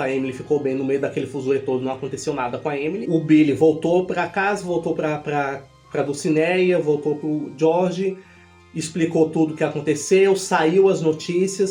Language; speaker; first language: Portuguese; native; Portuguese